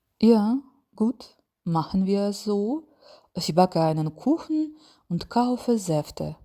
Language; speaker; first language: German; non-native, fluent; Ukrainian